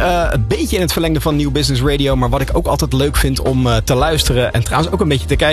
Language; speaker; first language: Dutch; native; Dutch